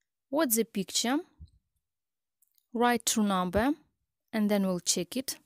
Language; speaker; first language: English; non-native, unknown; Ukrainian